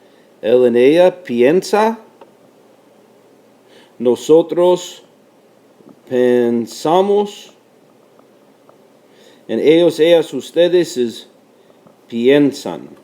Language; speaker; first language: Spanish; non-native, fluent; English